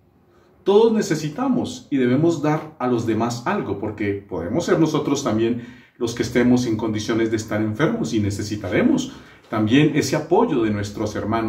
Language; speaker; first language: Spanish; native; Spanish